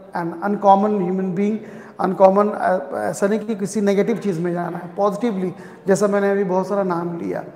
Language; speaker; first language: Hindi; native; Hindi